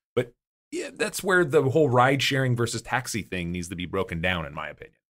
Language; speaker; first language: English; native; English